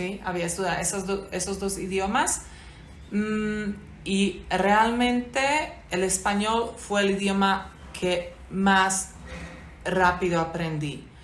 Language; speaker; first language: Spanish; non-native, fluent; Slovak